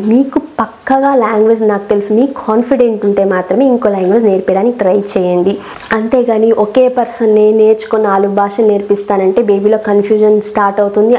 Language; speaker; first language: Telugu; non-native, local second language; Kannada